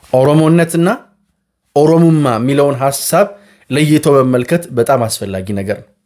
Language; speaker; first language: Amharic; native; Amharic